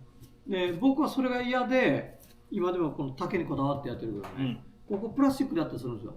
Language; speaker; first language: Japanese; native; Japanese